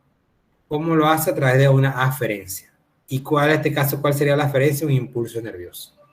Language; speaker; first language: Spanish; native; Spanish